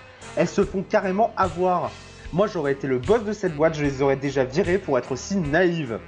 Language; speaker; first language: French; native; French